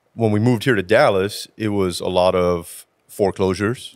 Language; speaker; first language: English; native; English